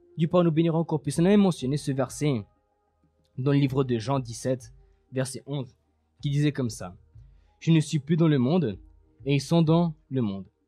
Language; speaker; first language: French; native; French